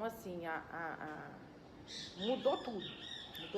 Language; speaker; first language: Portuguese; native; Portuguese